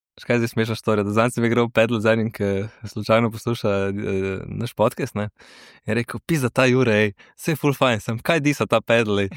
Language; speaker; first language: Slovenian; early bilingual, other home language; Serbian